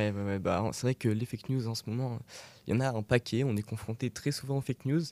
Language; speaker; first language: French; native; French